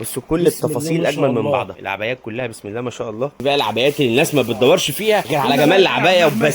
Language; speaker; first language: Arabic; native; Arabic